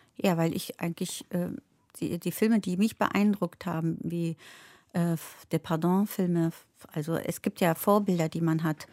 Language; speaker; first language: German; early bilingual, other home language; Turkish